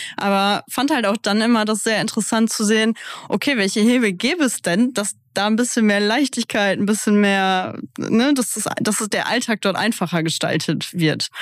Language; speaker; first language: German; native; German